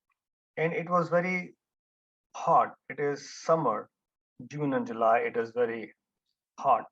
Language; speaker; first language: English; non-native, local second language; Hindi